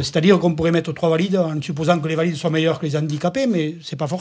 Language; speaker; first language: French; native; French